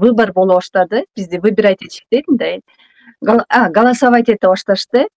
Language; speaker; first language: Russian; non-native, local second language; Kyrgyz